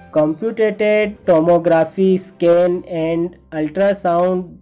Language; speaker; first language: English; non-native, local second language; Hindi